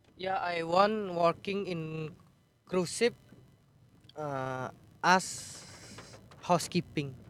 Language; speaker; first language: English; non-native, learner; Indonesian